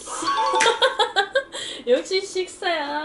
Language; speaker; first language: Korean; non-native, learner; Japanese